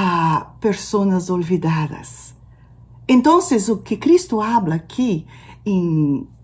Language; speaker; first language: Spanish; non-native, learner; Portuguese